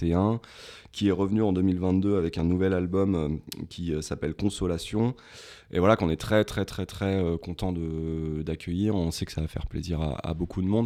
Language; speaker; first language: French; native; French